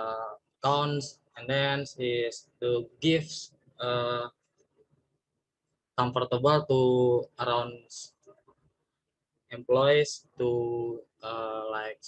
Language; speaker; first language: English; non-native, learner; Indonesian